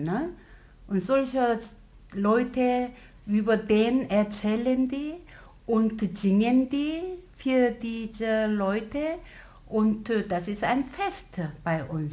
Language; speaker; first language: German; non-native, learner; Korean